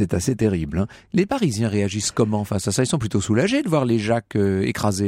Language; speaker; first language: French; native; French